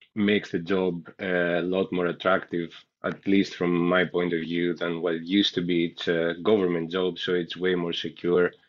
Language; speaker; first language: English; non-native, fluent; Greek